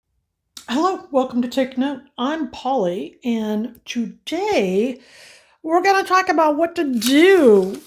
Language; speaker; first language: English; native; English